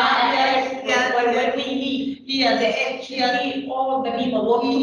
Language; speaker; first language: English; non-native, learner; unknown